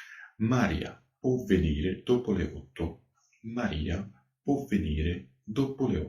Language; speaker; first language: Italian; non-native, fluent; Georgian